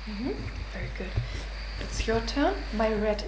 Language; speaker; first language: English; non-native, fluent; German